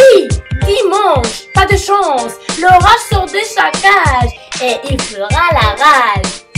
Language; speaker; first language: French; non-native, learner; Spanish